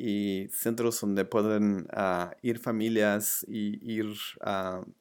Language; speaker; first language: Spanish; early bilingual, other home language; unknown